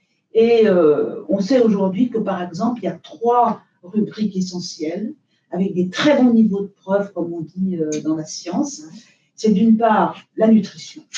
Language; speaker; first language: French; native; French